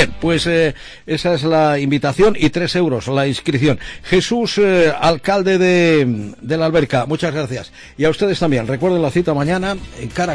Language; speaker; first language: Spanish; native; Spanish